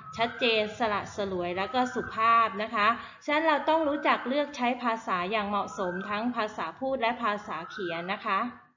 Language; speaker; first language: Thai; native; Thai